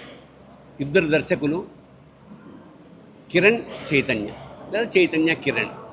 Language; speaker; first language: Telugu; native; Telugu